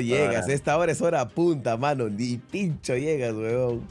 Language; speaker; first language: Spanish; native; Spanish